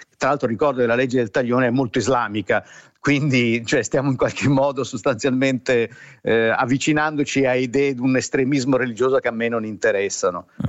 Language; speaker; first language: Italian; native; Italian